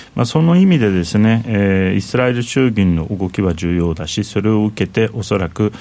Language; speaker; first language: Japanese; non-native, fluent; Turkish